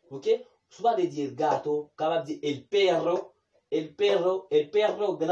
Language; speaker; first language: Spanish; non-native, fluent; Haitian Creole